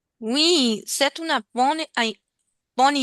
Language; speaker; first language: French; non-native, learner; Spanish